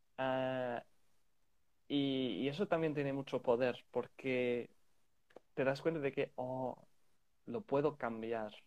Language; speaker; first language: Spanish; non-native, fluent; English